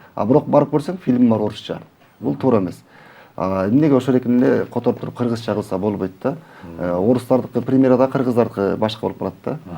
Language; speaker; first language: Kyrgyz; native; Kyrgyz